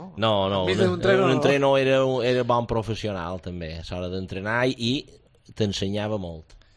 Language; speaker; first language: Catalan; native; Catalan